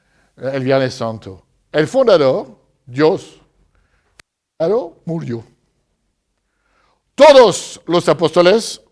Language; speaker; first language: Spanish; non-native, fluent; French